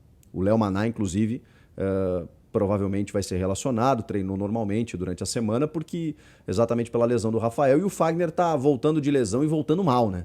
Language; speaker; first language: Portuguese; native; Portuguese